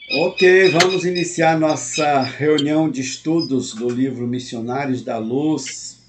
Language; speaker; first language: Portuguese; native; Portuguese